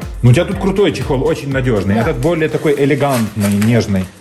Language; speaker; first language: Russian; native; Russian